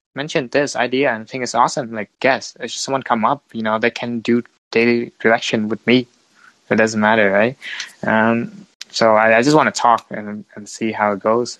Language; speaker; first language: English; non-native, fluent; Vietnamese